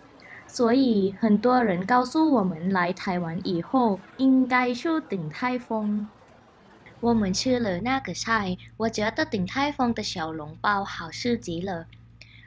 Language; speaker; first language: Chinese; non-native, learner; English